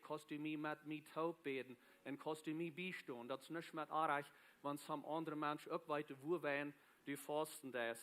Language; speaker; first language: German; non-native, learner; Plautdietsch